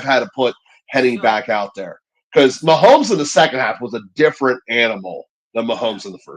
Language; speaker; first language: English; native; English